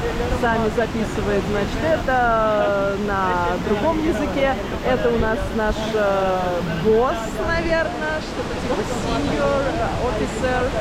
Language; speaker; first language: Russian; native; Russian